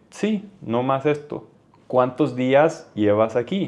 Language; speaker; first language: Spanish; non-native, learner; English